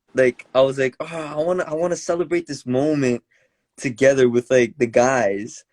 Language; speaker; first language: English; early bilingual, other home language; Korean